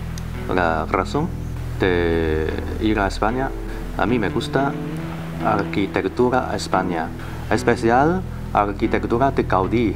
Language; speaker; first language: Spanish; non-native, learner; Chinese